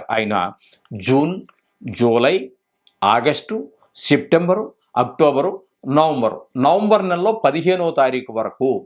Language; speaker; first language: Telugu; native; Telugu